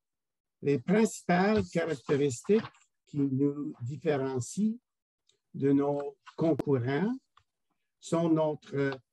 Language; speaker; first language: French; non-native, local second language; English